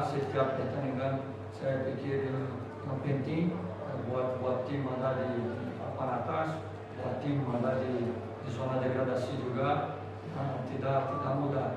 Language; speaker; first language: Indonesian; non-native, fluent; Portuguese